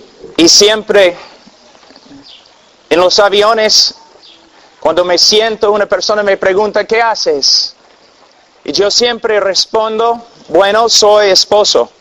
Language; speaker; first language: Spanish; non-native, fluent; English